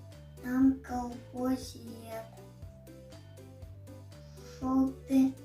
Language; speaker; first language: Russian; non-native, local second language; Kazakh